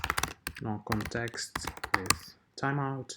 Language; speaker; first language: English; non-native, fluent; French